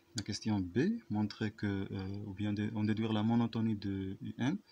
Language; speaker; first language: French; non-native, local second language; Arabic